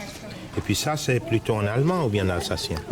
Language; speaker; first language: French; non-native, local second language; Haitian Creole